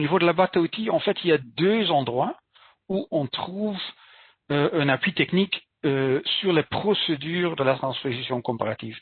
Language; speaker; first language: French; non-native, fluent; Dutch